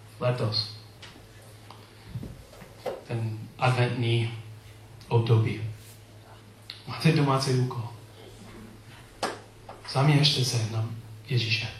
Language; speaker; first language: Czech; non-native, learner; English